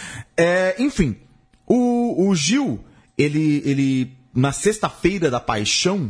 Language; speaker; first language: Portuguese; native; Portuguese